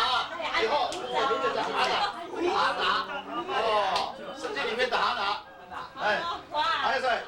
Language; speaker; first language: Chinese; non-native, local second language; Amis